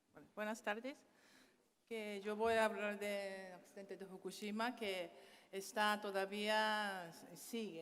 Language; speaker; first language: Spanish; non-native, fluent; Japanese